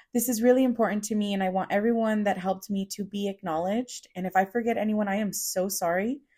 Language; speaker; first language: English; early bilingual, other home language; Spanish